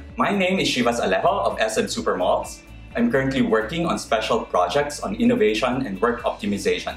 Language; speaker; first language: English; non-native, local second language; Filipino